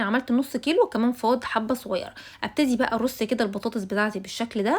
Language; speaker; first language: Arabic; native; Arabic